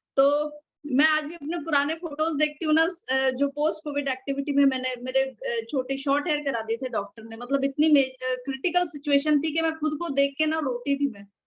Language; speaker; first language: Hindi; native; Hindi